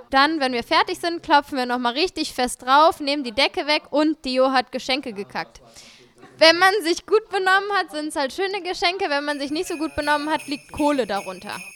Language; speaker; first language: German; native; German